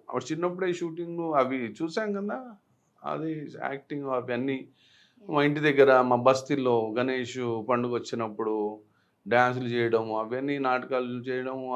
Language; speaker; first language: Telugu; non-native, local second language; Hindi